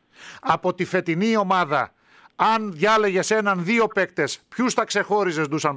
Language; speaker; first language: Greek; native; Greek